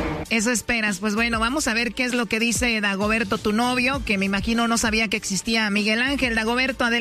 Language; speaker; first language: Spanish; native; Spanish